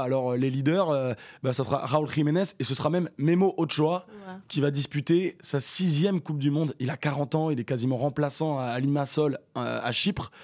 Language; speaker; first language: French; native; French